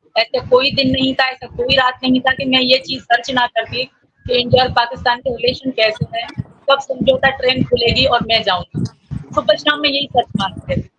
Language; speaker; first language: Urdu; non-native, local second language; Sindhi